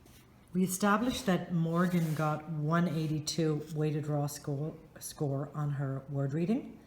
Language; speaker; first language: English; native; English